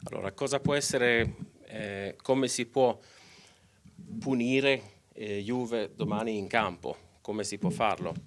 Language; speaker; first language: Italian; non-native, local second language; Swedish